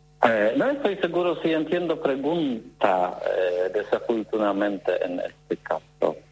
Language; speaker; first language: Spanish; non-native, learner; Polish